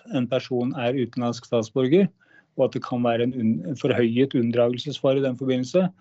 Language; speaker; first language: Norwegian; native; Norwegian